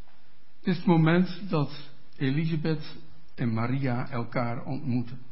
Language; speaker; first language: Dutch; native; Dutch